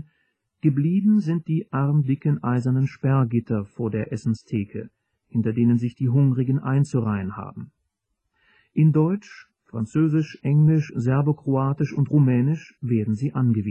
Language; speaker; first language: German; native; German